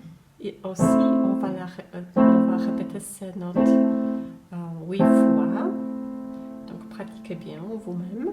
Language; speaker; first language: French; non-native, fluent; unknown